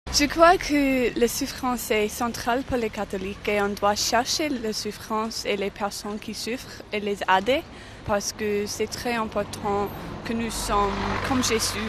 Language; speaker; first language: French; non-native, fluent; English